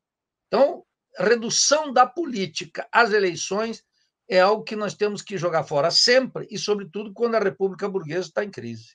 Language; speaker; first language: Portuguese; native; Portuguese